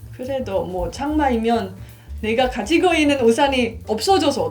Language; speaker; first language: Korean; non-native, learner; Indonesian